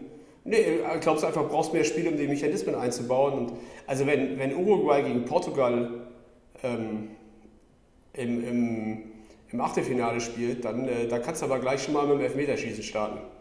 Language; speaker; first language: German; native; German